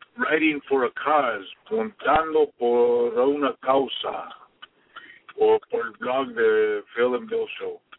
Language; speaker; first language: Spanish; non-native, learner; English